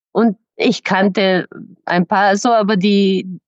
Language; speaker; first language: German; non-native, fluent; Serbian